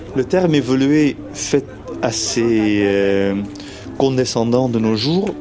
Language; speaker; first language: French; non-native, fluent; Dutch